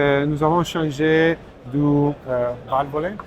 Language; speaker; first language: French; non-native, learner; Italian